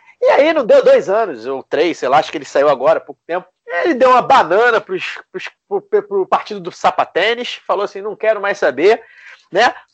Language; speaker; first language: Portuguese; native; Portuguese